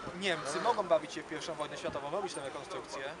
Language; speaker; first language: Polish; native; Polish